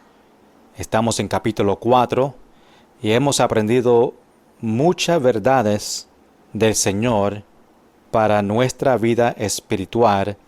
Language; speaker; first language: Spanish; non-native, fluent; English